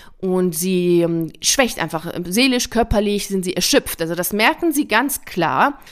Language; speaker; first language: German; early bilingual, other home language; Persian